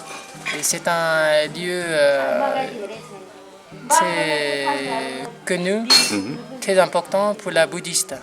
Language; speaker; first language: French; non-native, learner; Nepali